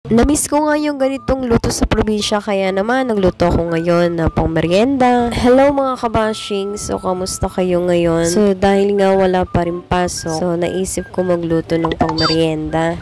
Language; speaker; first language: Filipino; non-native, local second language; Bikol